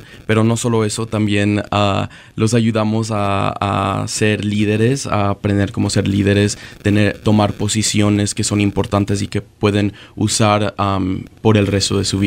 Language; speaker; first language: Spanish; early bilingual, other home language; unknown